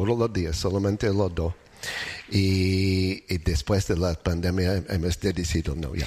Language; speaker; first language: Spanish; non-native, learner; English